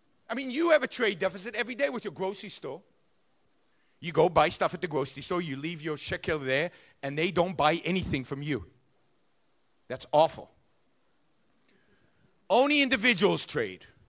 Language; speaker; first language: English; non-native, fluent; Hebrew